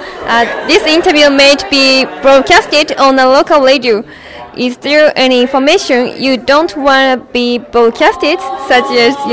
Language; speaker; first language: English; non-native, learner; Japanese